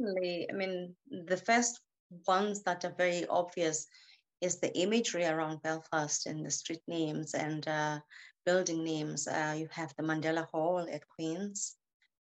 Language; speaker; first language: English; native; English